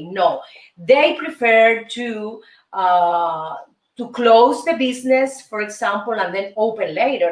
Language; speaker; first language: English; non-native, fluent; Spanish